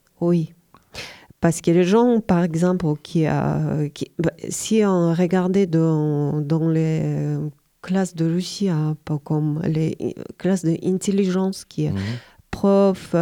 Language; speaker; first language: French; non-native, learner; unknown